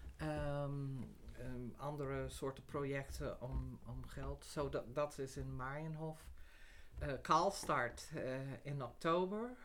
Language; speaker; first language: Dutch; non-native, fluent; English